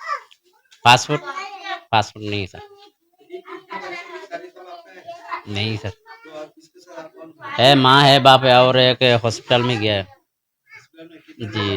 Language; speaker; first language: Hindi; non-native, learner; Rohingya